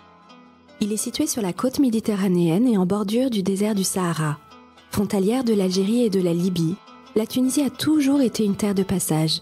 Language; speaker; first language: French; native; French